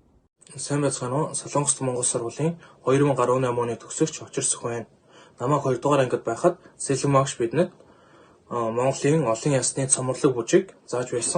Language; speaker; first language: Mongolian; early bilingual, heritage; Mongolian